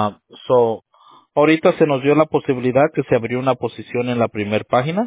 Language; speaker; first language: Spanish; native; Spanish